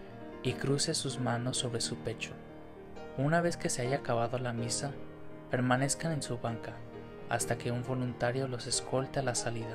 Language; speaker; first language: Spanish; native; Spanish